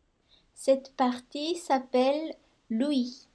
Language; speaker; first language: French; non-native, fluent; Japanese